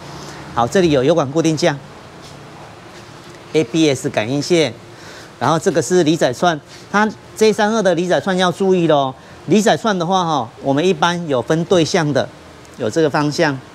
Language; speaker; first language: Chinese; native; Chinese